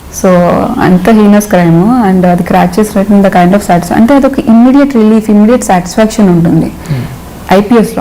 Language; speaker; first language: Telugu; non-native, local second language; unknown